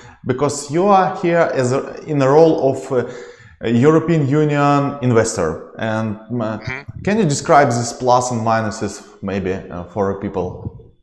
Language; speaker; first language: English; non-native, learner; Ukrainian